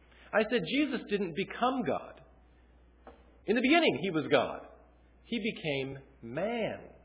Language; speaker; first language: English; early bilingual, other home language; Chinese